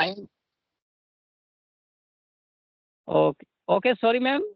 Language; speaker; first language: English; non-native, learner; Santali